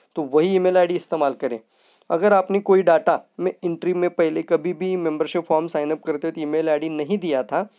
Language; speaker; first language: Hindi; non-native, local second language; Marathi